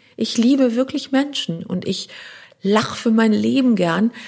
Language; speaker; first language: German; non-native, local second language; French